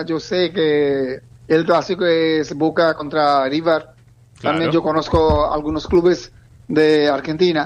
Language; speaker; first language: Spanish; non-native, learner; Bangla